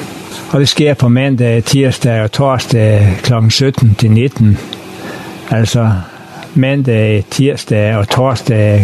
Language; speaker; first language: Danish; native; Danish